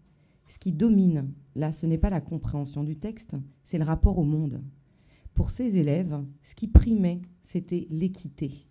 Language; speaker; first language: French; native; French